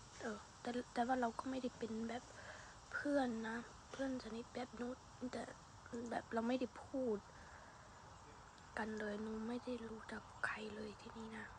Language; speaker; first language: Thai; early bilingual, heritage; Thai